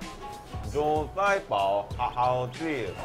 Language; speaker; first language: Chinese; non-native, learner; Japanese